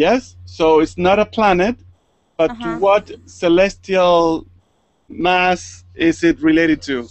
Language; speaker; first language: English; non-native, fluent; Spanish